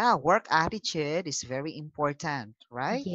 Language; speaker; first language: English; non-native, local second language; Filipino